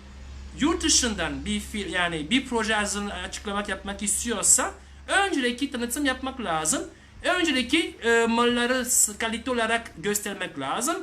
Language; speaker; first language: Turkish; non-native, learner; French